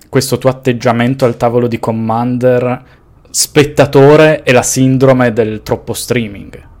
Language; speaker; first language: Italian; native; Italian